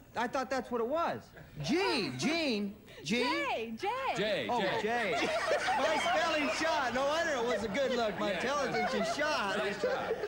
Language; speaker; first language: English; native; English